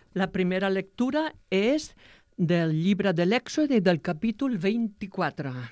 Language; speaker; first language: Catalan; native; Catalan